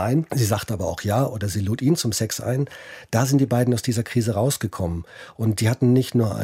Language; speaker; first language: German; native; German